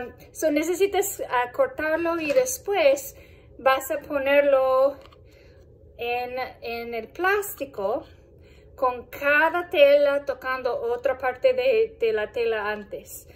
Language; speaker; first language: Spanish; non-native, fluent; English